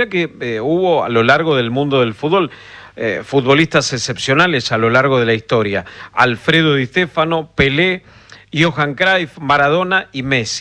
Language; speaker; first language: Spanish; native; Spanish